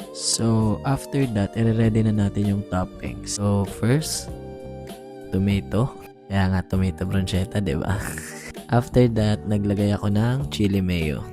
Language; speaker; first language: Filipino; native; Filipino